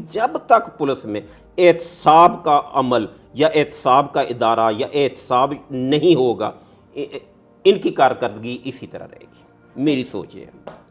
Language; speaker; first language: Urdu; non-native, local second language; Punjabi